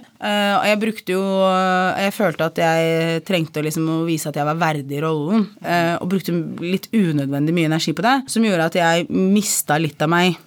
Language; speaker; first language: Norwegian; early bilingual, other home language; Arabic